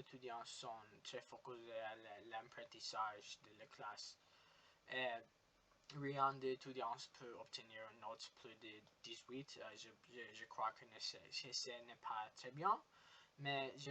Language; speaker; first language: French; non-native, learner; English